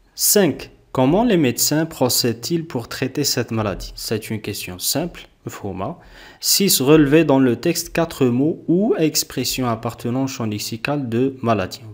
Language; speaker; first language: French; non-native, local second language; Arabic